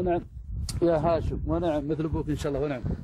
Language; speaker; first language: Arabic; native; Arabic